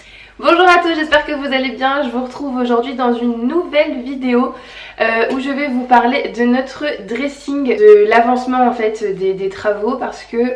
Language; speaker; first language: French; native; French